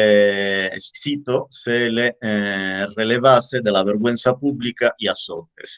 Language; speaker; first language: Spanish; native; Spanish